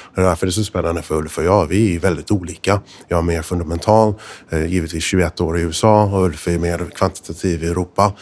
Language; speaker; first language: Swedish; non-native, fluent; English